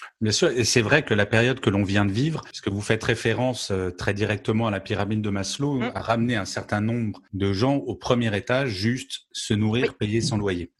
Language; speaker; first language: French; native; French